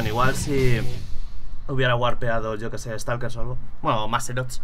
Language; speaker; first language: Spanish; native; Spanish